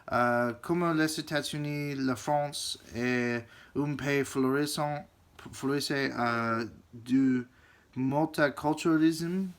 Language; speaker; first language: French; non-native, learner; English